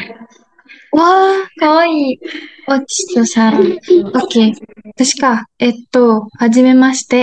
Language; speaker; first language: Japanese; native; Japanese